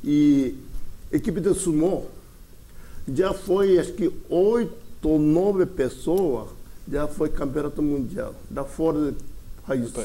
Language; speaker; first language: Portuguese; early bilingual, other home language; Japanese